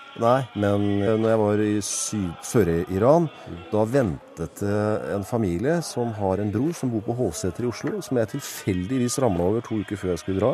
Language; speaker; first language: Norwegian; native; Norwegian